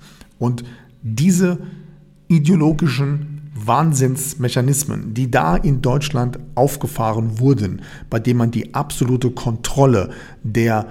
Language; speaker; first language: German; native; German